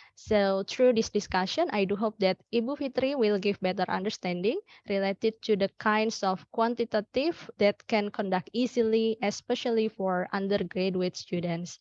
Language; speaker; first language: English; non-native, fluent; Indonesian